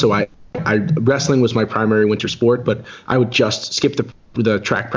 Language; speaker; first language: English; native; English